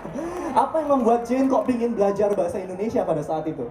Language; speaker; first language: Indonesian; native; Indonesian